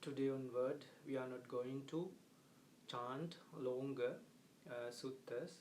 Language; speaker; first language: English; non-native, local second language; Sinhala